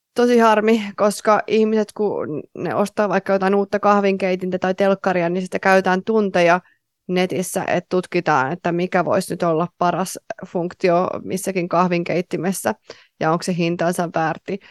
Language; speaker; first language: Finnish; native; Finnish